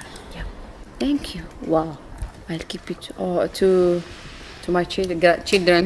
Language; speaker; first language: English; non-native, learner; Arabic